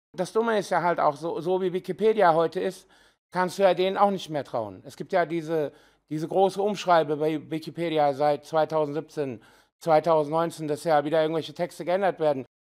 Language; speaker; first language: German; early bilingual, other home language; Serbian